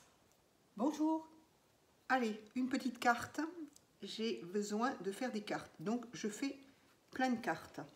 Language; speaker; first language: French; native; French